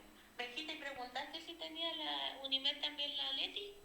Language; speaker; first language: Spanish; native; Spanish